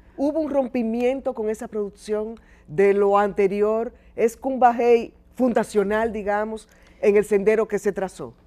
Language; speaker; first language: Spanish; native; Spanish